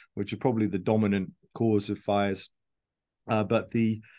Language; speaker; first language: English; native; English